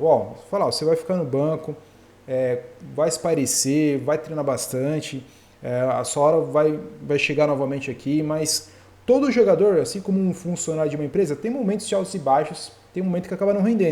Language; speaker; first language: Portuguese; native; Portuguese